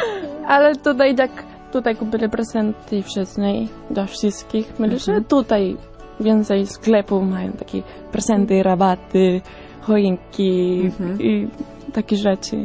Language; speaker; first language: Polish; early bilingual, heritage; Spanish